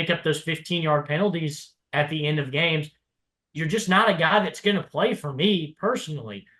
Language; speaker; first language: English; native; English